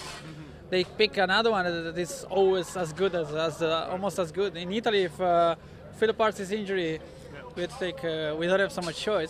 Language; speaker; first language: English; non-native, fluent; Italian